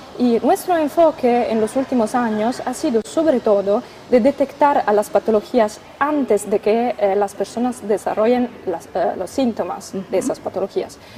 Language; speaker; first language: Spanish; non-native, fluent; Italian